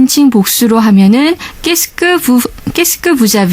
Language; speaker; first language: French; non-native, fluent; Korean